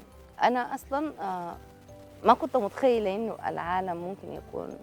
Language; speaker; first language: Arabic; native; Arabic